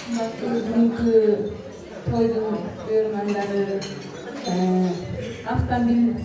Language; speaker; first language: Kyrgyz; native; Kyrgyz